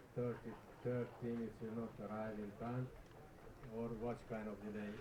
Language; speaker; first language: English; non-native, learner; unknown